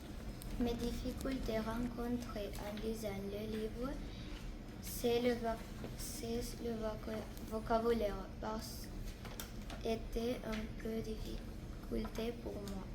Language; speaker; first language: French; non-native, learner; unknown